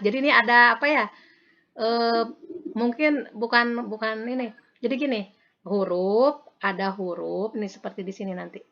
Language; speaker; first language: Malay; non-native, local second language; Sundanese